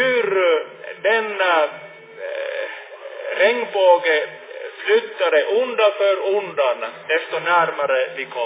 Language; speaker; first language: Swedish; non-native, fluent; Finnish